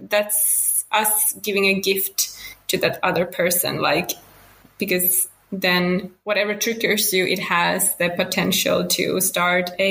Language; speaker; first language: English; non-native, fluent; Finnish